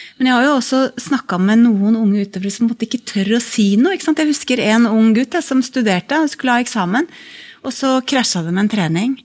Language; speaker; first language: Norwegian; native; Norwegian